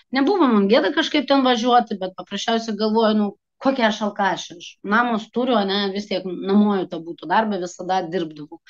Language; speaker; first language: Lithuanian; non-native, local second language; Russian